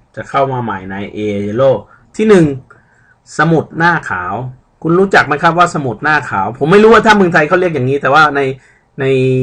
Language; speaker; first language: Thai; early bilingual, other home language; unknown